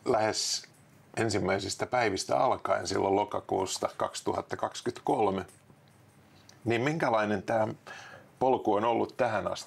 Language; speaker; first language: Finnish; native; Finnish